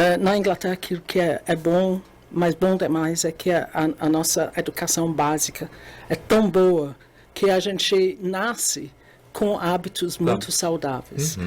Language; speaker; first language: Portuguese; non-native, fluent; English